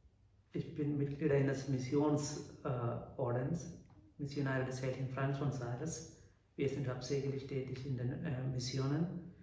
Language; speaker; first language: German; non-native, fluent; Malayalam